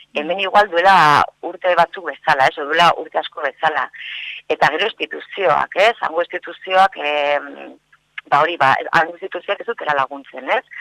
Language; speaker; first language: Basque; non-native, local second language; Spanish